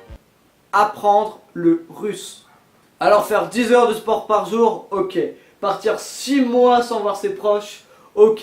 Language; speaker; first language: French; native; French